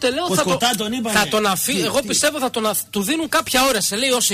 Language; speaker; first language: Greek; native; Greek